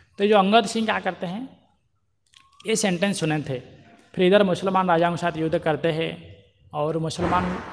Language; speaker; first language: Hindi; non-native, local second language; Marathi